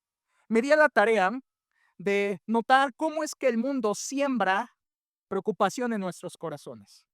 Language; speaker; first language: Spanish; native; Spanish